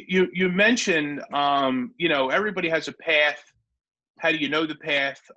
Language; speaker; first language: English; native; English